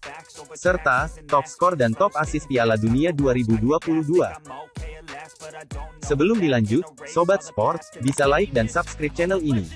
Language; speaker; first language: Indonesian; native; Indonesian